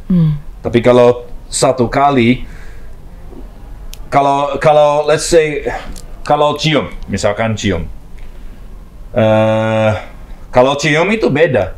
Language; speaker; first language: Indonesian; non-native, learner; English